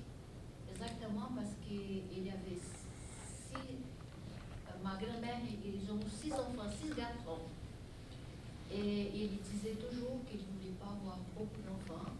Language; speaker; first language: French; non-native, fluent; Portuguese